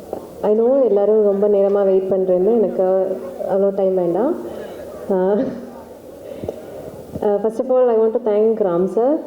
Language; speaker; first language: Tamil; non-native, learner; Malayalam